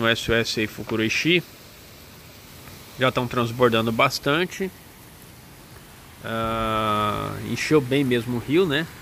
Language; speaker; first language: Portuguese; native; Portuguese